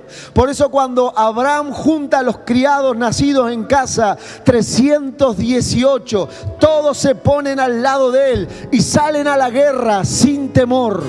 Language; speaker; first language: Spanish; native; Spanish